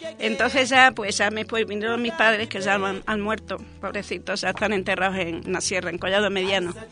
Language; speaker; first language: Spanish; native; Spanish